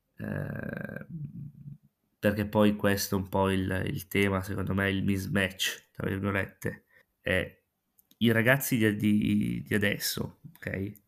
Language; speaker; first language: Italian; native; Italian